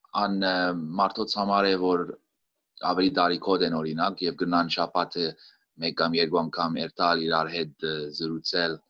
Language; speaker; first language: Armenian; early bilingual, heritage; Armenian